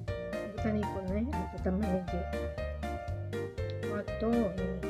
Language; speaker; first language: Japanese; non-native, learner; Filipino